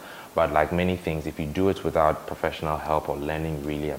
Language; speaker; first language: English; non-native, local second language; Akan